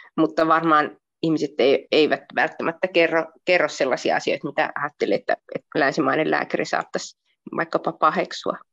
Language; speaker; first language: Finnish; early bilingual, other home language; Spanish